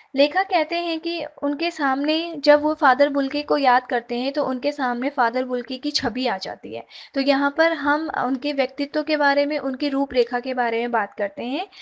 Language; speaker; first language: Hindi; native; Hindi